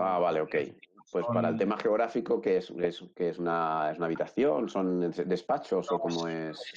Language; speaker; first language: Spanish; native; Spanish